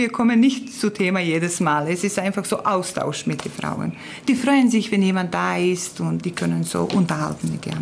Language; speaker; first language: German; non-native, fluent; Croatian